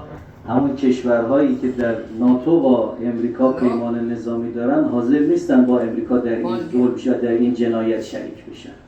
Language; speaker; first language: Persian; native; Persian